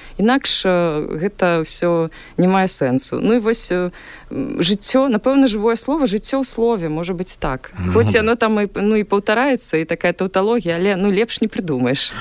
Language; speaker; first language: Belarusian; non-native, local second language; Russian